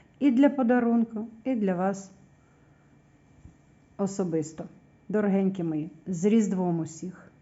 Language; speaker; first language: Ukrainian; native; Ukrainian